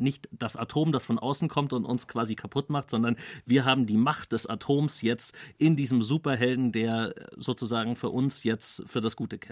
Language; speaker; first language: German; native; German